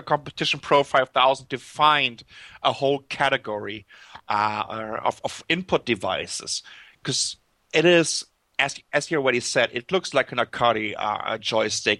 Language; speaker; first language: English; non-native, fluent; German